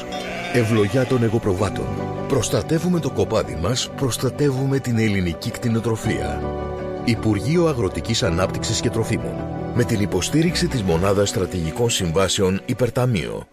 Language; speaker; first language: Greek; native; Greek